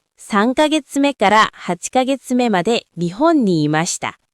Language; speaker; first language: Japanese; non-native, fluent; Korean